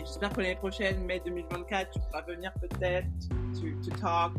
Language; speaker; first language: French; native; French